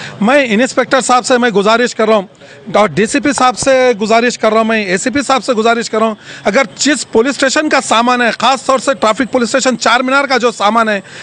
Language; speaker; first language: Urdu; native; Urdu